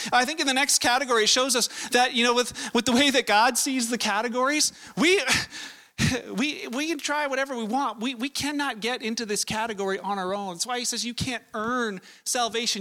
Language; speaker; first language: English; native; English